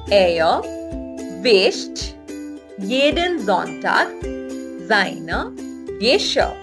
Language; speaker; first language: German; non-native, fluent; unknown